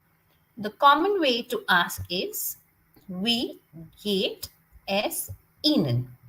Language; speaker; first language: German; non-native, fluent; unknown